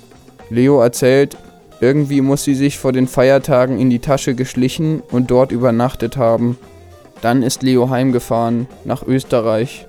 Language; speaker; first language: German; native; German